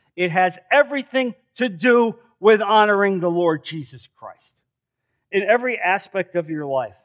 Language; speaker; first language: English; native; English